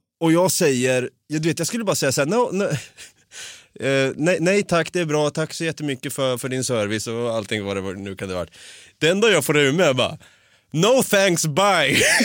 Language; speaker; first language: Swedish; native; Swedish